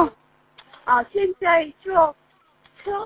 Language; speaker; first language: Chinese; non-native, learner; Korean